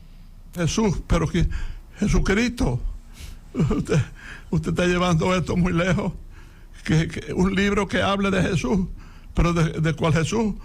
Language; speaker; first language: Spanish; native; Spanish